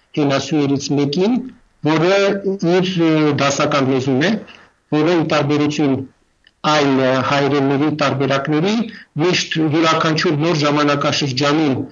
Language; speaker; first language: Armenian; non-native, fluent; Russian